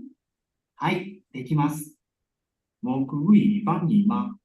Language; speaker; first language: Japanese; non-native, learner; Indonesian